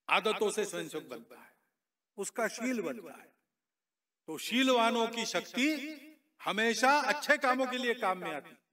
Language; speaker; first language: Hindi; non-native, local second language; Marathi